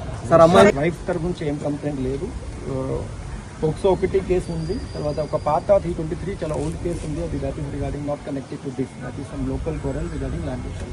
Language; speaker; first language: Telugu; non-native, learner; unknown